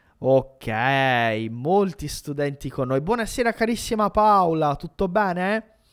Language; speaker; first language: Italian; non-native, fluent; Portuguese